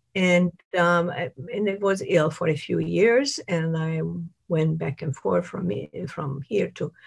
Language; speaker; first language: English; non-native, fluent; Italian